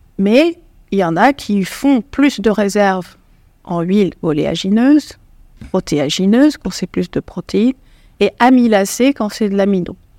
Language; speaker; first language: French; non-native, local second language; Arabic